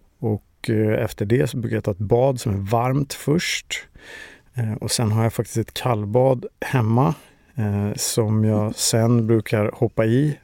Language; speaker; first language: Swedish; native; Swedish